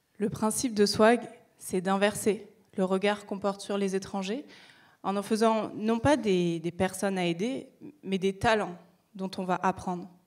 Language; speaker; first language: French; native; French